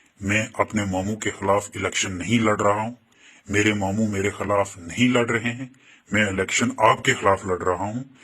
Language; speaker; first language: Urdu; non-native, local second language; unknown